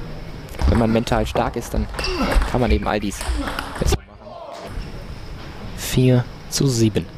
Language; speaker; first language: German; native; German